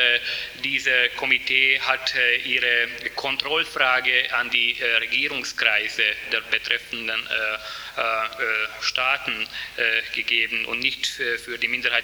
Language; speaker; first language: German; non-native, fluent; Hungarian